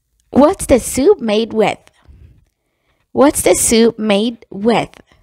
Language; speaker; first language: English; non-native, fluent; Persian